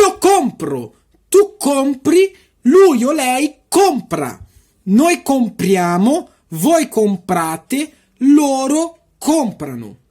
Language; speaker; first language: Italian; non-native, fluent; Portuguese